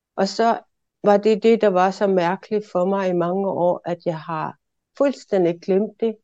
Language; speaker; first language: Danish; non-native, local second language; Kalaallisut